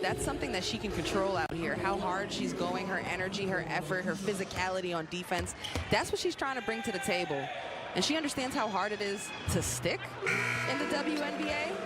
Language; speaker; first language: English; native; English